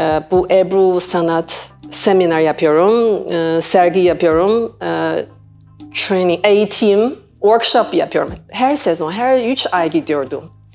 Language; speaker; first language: Turkish; non-native, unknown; Chinese